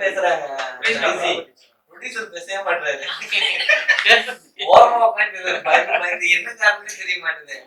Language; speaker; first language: Tamil; native; Tamil